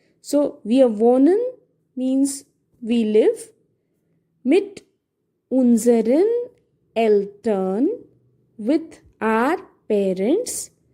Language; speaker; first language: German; non-native, fluent; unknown